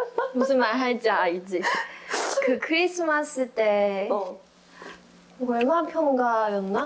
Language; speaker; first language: Korean; non-native, fluent; Chinese